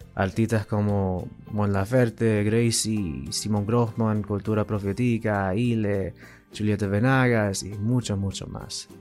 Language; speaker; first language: Spanish; early bilingual, heritage; Spanish